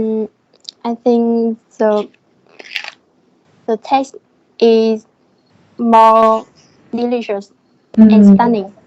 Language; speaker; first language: English; non-native, learner; Vietnamese